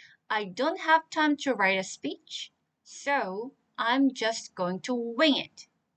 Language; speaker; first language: English; non-native, fluent; Korean